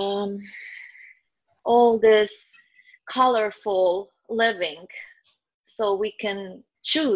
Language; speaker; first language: English; non-native, fluent; Croatian